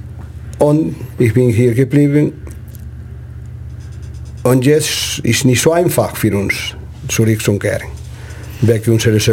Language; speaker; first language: German; non-native, learner; Spanish